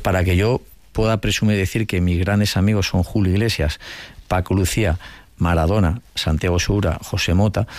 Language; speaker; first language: Spanish; native; Spanish